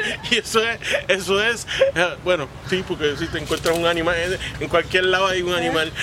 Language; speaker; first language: Spanish; native; Spanish